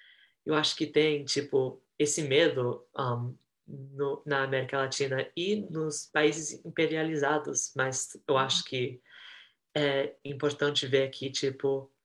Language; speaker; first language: Portuguese; early bilingual, heritage; Portuguese